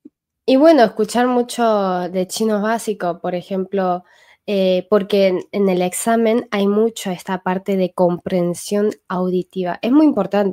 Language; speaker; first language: Spanish; non-native, fluent; Chinese